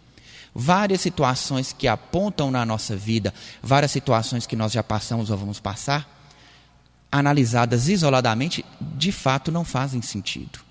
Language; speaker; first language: Portuguese; native; Portuguese